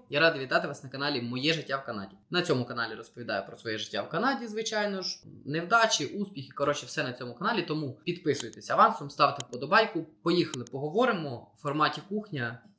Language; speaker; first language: Ukrainian; non-native, local second language; Russian